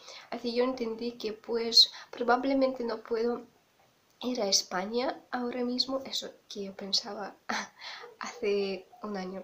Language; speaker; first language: Spanish; non-native, fluent; Russian